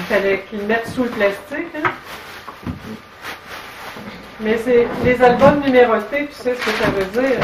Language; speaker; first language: French; native; French